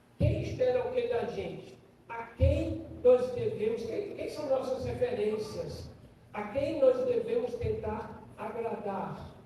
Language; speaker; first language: Portuguese; non-native, fluent; German